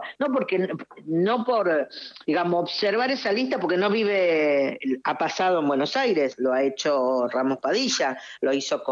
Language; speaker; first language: Spanish; native; Spanish